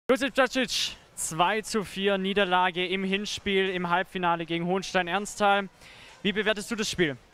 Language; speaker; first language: German; native; German